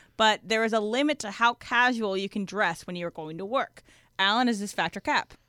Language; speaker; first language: English; native; English